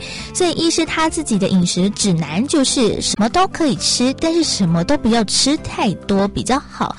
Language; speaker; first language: Chinese; native; Chinese